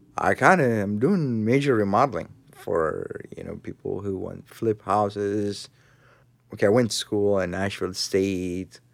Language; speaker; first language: English; non-native, fluent; Tigrinya